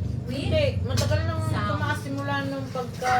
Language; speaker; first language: Filipino; native; Filipino